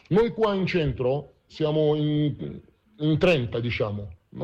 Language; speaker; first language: Italian; non-native, fluent; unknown